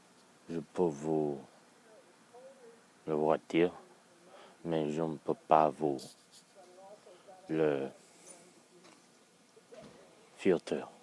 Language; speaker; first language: French; non-native, learner; English